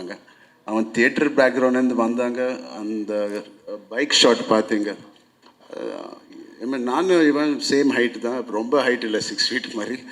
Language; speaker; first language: Tamil; non-native, local second language; Telugu